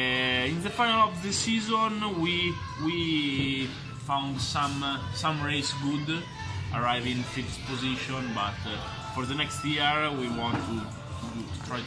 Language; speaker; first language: English; non-native, fluent; Italian